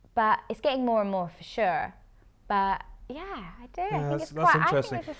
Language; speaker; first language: English; native; English